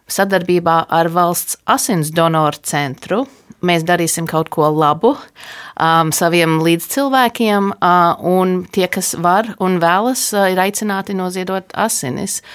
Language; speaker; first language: Latvian; early bilingual, heritage; Latvian